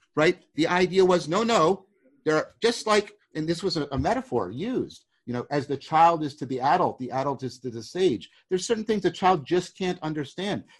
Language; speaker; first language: English; native; English